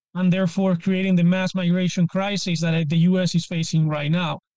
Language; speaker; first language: English; non-native, fluent; Spanish